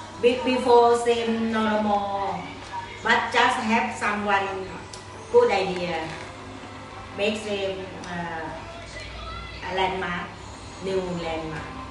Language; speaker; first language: English; non-native, learner; Thai